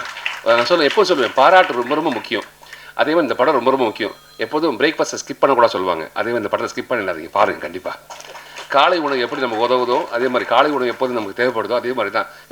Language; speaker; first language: Tamil; native; Tamil